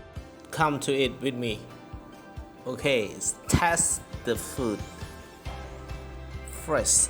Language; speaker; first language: English; non-native, learner; Khmer